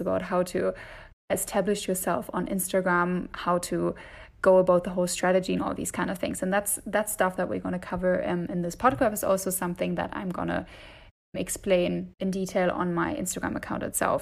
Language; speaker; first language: English; non-native, fluent; German